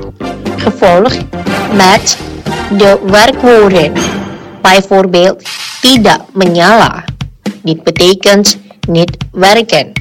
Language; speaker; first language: Dutch; non-native, learner; Indonesian